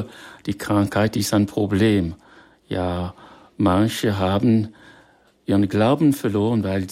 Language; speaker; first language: German; non-native, fluent; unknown